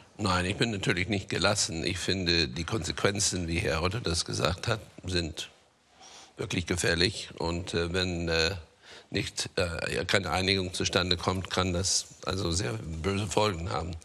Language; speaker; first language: German; non-native, fluent; English